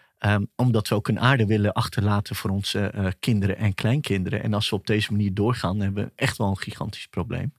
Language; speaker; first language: Dutch; early bilingual, other home language; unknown